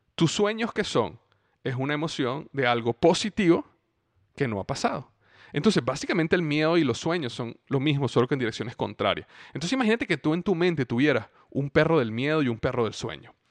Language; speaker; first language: Spanish; native; Spanish